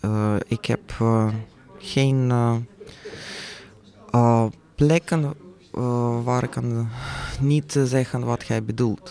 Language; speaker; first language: Dutch; non-native, fluent; Russian